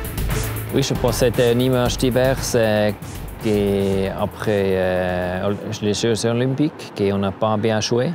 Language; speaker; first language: French; non-native, learner; German